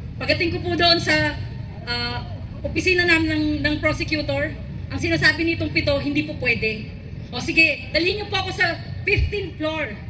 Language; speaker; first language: Filipino; native; Filipino